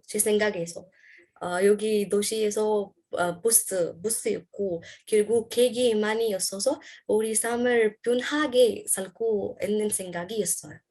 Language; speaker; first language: Korean; non-native, learner; Arabic